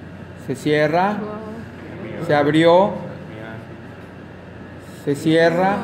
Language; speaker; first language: Spanish; native; Spanish